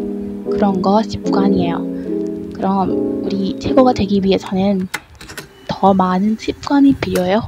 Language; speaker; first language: Korean; non-native, learner; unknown